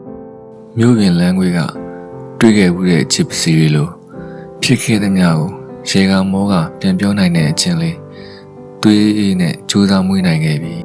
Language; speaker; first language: Burmese; native; Burmese